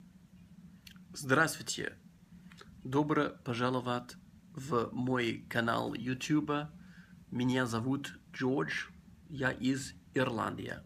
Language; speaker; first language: Russian; non-native, learner; English